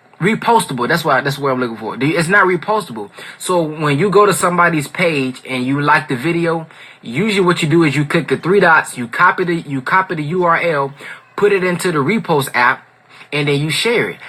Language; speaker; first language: English; native; English